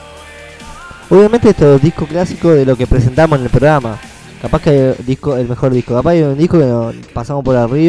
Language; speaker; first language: Spanish; native; Spanish